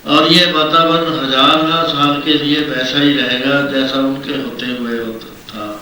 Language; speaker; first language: Hindi; non-native, local second language; Punjabi